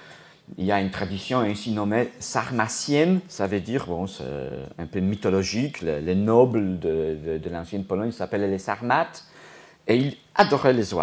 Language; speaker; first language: French; non-native, fluent; Polish